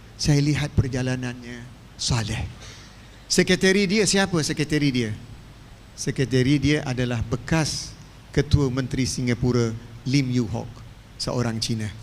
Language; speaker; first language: Malay; native; Malay